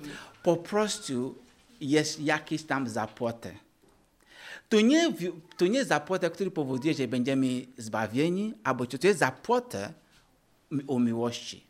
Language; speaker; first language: Polish; non-native, learner; Ukrainian